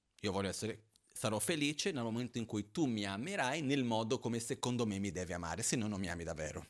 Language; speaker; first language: Italian; non-native, fluent; Portuguese